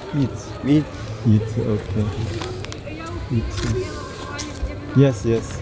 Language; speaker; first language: English; non-native, learner; Chinese